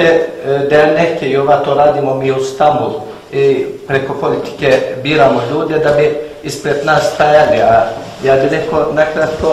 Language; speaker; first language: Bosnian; early bilingual, heritage; Bosnian